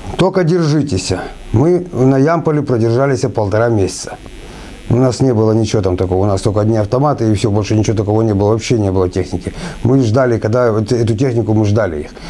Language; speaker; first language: Russian; native; Russian